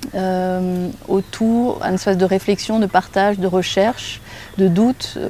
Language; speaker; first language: French; native; French